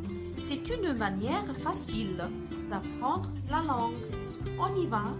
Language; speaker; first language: French; non-native, fluent; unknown